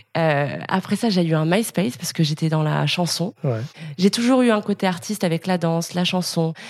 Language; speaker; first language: French; native; French